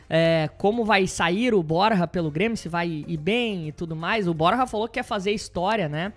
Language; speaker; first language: Portuguese; native; Portuguese